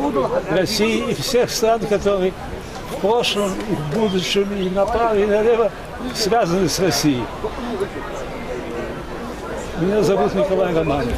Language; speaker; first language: Russian; early bilingual, heritage; Russian